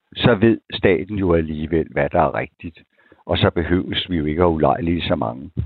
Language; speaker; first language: Danish; native; Danish